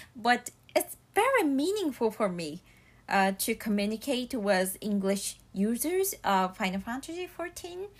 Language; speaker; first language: English; non-native, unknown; Japanese